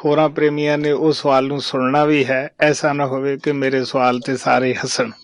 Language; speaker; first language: Hindi; non-native, local second language; Punjabi